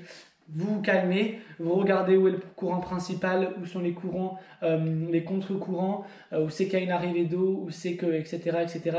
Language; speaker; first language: French; native; French